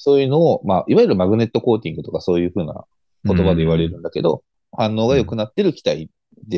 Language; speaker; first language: Japanese; native; Japanese